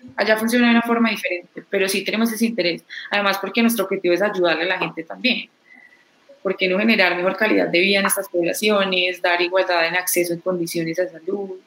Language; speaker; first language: Spanish; native; Spanish